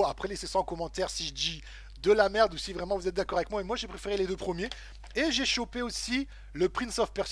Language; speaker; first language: French; native; French